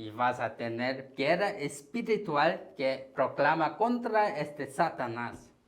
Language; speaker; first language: Spanish; non-native, learner; Korean